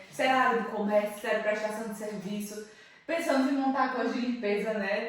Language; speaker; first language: Portuguese; native; Portuguese